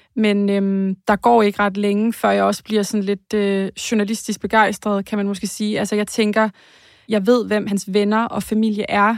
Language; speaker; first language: Danish; native; Danish